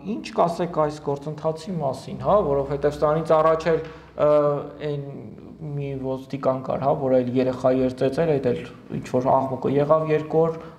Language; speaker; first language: Armenian; native; Armenian